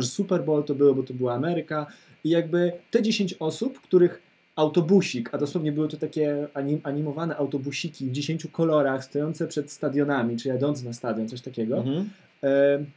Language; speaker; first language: Polish; native; Polish